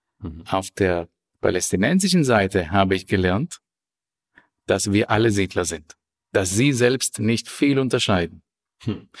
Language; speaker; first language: German; non-native, fluent; Hebrew